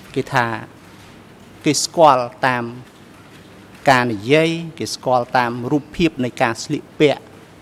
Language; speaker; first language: Khmer; non-native, local second language; Western Cham